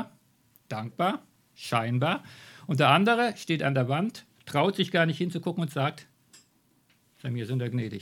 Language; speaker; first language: German; native; German